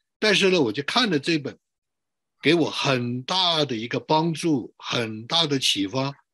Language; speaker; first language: Chinese; native; Chinese